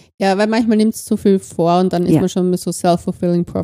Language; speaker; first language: German; native; German